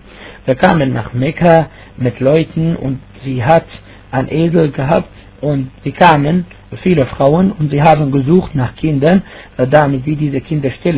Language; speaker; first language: German; non-native, fluent; Arabic